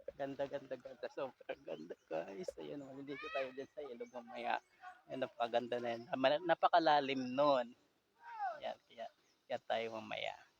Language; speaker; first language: Filipino; non-native, local second language; Waray